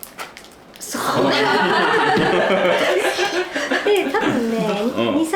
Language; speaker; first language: Japanese; native; Japanese